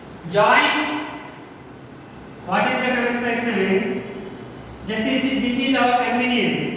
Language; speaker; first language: English; non-native, local second language; Telugu